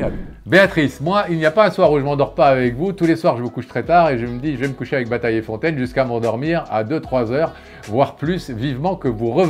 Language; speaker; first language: French; native; French